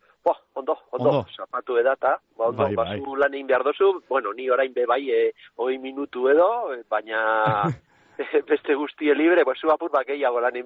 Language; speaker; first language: Basque; native; Basque